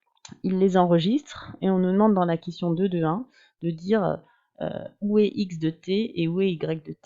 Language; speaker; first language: French; native; French